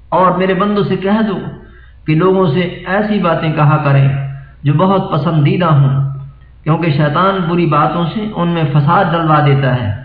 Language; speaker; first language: Urdu; native; Urdu